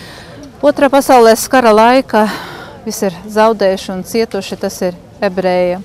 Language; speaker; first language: Latvian; non-native, local second language; Russian